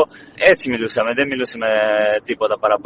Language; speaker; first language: Greek; non-native, fluent; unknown